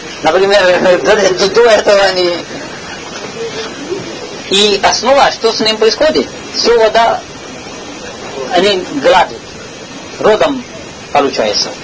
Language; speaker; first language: Russian; non-native, learner; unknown